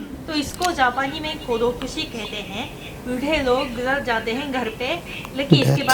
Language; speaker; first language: Hindi; non-native, fluent; Japanese